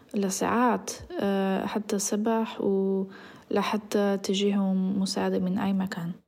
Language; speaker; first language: Arabic; non-native, fluent; Bulgarian